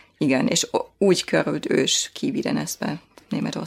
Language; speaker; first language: Hungarian; non-native, fluent; German